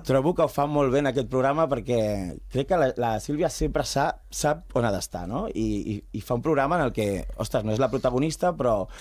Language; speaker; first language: Catalan; non-native, local second language; Spanish